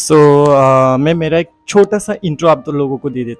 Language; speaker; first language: Hindi; non-native, local second language; Assamese